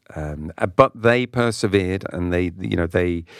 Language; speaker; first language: English; non-native, local second language; French